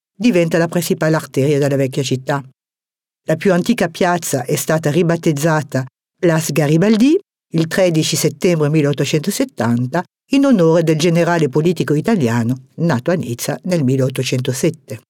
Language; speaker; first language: Italian; non-native, fluent; French